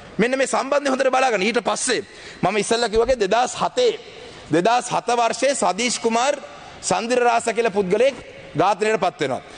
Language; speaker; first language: Sinhala; non-native, local second language; Tamil